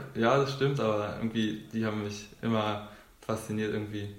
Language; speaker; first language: German; native; German